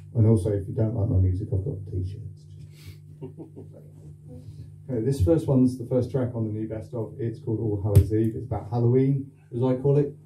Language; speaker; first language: English; native; English